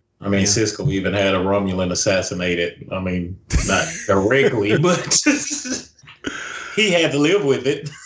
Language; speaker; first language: English; native; English